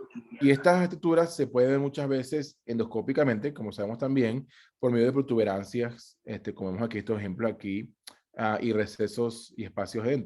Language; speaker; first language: Spanish; native; Spanish